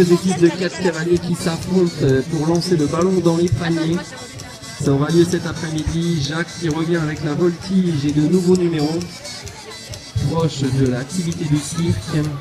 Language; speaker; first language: French; native; French